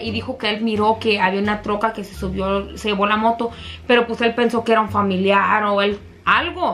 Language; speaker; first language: Spanish; early bilingual, heritage; Spanish